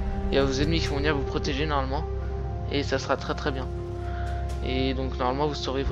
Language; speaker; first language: French; native; French